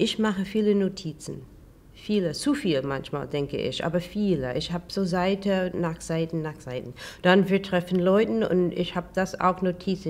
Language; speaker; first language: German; non-native, learner; English